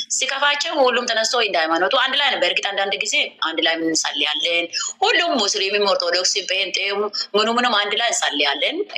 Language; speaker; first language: Amharic; non-native, local second language; Oromo